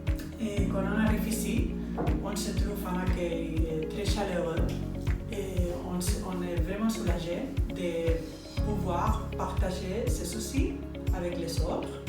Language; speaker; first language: French; non-native, fluent; Spanish